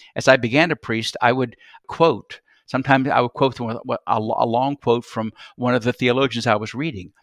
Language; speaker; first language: English; native; English